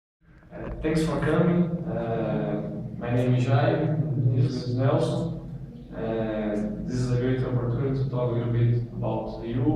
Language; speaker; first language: English; non-native, learner; Portuguese